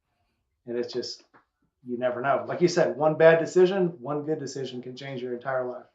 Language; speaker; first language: English; native; English